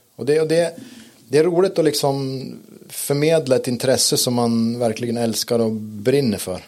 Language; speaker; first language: Swedish; native; Swedish